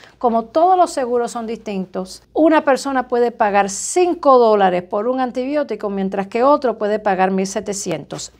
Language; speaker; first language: Spanish; native; Spanish